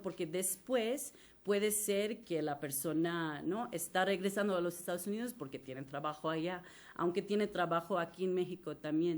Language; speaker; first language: Spanish; non-native, fluent; English